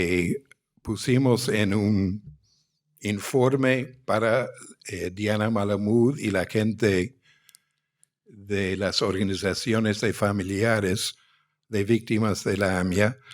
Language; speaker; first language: Spanish; non-native, fluent; English